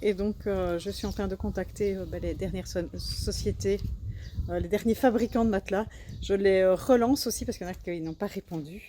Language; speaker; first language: French; native; French